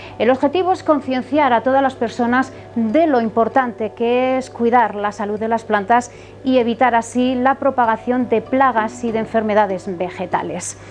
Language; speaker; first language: Spanish; native; Spanish